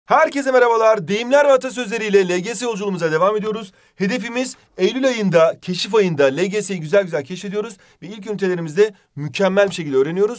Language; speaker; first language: Turkish; native; Turkish